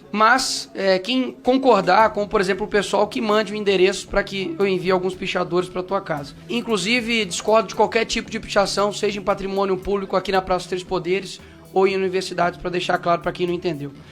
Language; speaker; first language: Portuguese; native; Portuguese